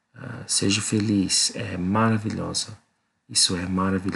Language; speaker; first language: Portuguese; non-native, learner; English